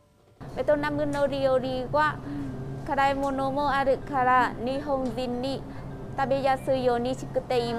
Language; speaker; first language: Japanese; non-native, learner; Vietnamese